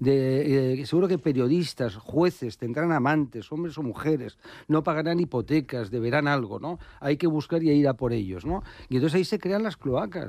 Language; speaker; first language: Spanish; native; Spanish